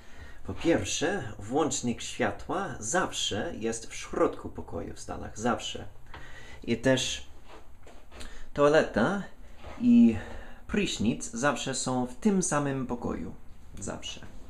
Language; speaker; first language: Polish; non-native, fluent; English